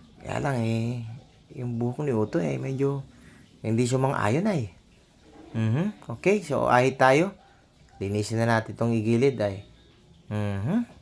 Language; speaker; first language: Filipino; native; Filipino